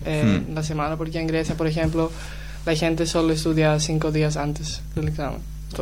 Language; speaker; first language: Spanish; non-native, learner; Greek